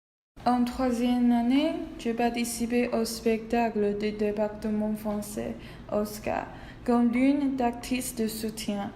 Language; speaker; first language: French; non-native, learner; Chinese